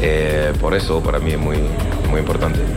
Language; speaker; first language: Spanish; non-native, learner; French